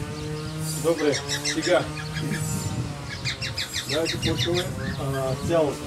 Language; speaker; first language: Bulgarian; non-native, learner; Russian